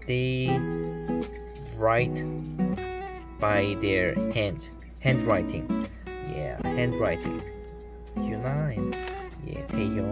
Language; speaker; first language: English; non-native, learner; Korean